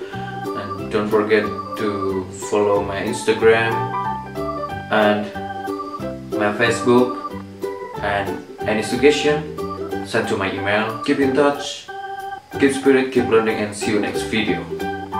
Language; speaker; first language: English; non-native, learner; Javanese